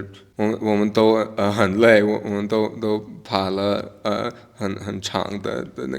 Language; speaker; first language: Chinese; non-native, learner; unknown